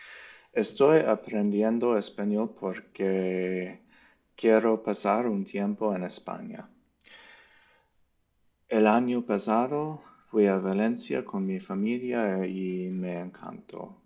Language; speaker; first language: Spanish; non-native, learner; English